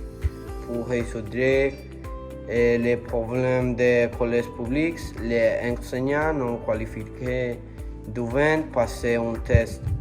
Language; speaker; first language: French; non-native, learner; Spanish